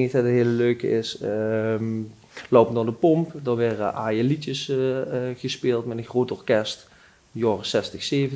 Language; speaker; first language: Dutch; native; Dutch